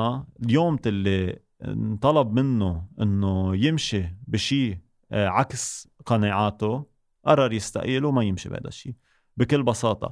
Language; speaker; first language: Arabic; native; Arabic